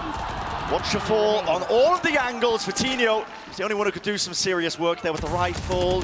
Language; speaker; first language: English; native; English